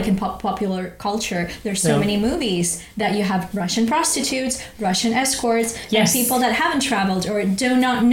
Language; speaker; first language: English; non-native, fluent; Russian